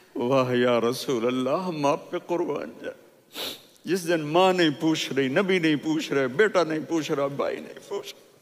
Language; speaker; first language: Urdu; non-native, local second language; Punjabi